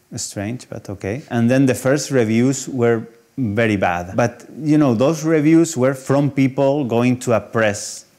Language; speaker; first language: English; non-native, fluent; Spanish